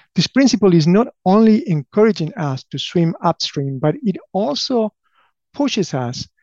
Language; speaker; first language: English; non-native, fluent; Spanish